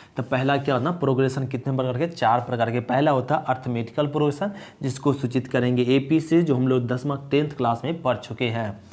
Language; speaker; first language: Hindi; native; Hindi